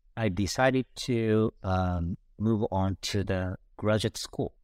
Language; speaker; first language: English; non-native, fluent; Japanese